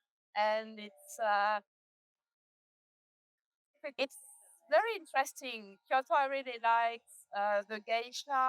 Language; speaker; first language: English; non-native, learner; French